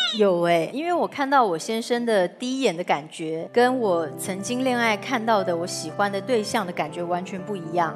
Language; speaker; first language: Chinese; native; Chinese